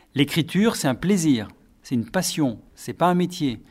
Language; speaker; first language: French; native; French